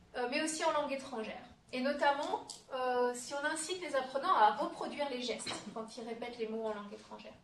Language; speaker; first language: French; native; French